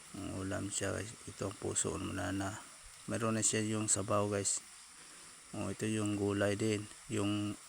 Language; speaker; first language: Filipino; non-native, local second language; Cebuano